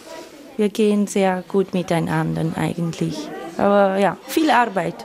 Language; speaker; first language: German; non-native, learner; Romanian